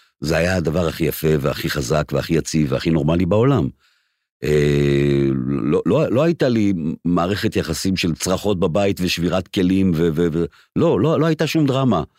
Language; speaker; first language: Hebrew; native; Hebrew